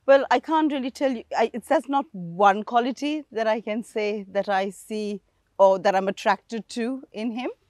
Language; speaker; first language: English; non-native, local second language; Sinhala